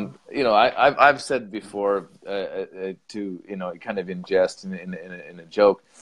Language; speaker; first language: English; native; English